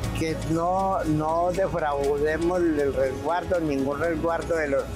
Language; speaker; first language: Spanish; native; Spanish